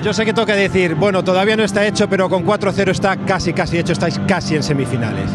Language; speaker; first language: Spanish; native; Spanish